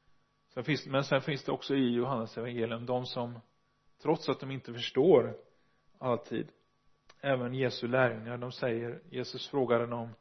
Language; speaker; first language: Swedish; non-native, fluent; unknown